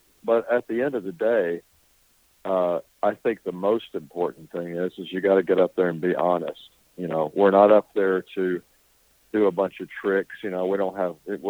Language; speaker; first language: English; native; English